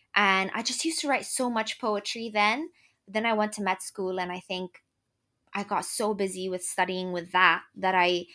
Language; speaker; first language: English; non-native, fluent; Arabic